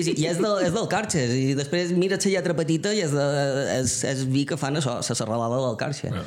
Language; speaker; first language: Catalan; native; Catalan